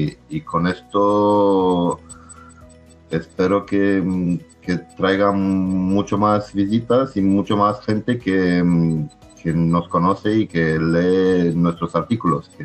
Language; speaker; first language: Spanish; non-native, fluent; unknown